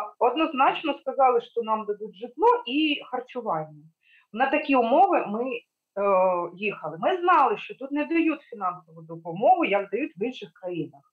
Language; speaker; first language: Ukrainian; non-native, local second language; Russian